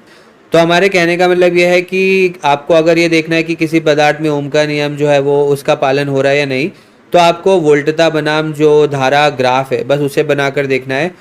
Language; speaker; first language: Hindi; native; Hindi